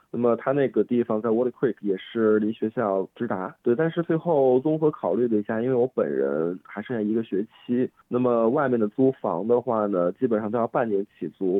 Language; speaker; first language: Chinese; native; Chinese